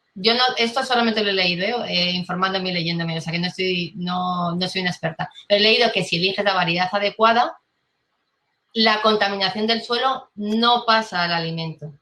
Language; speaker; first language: Spanish; native; Spanish